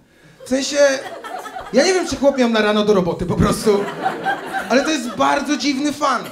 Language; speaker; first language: Polish; native; Polish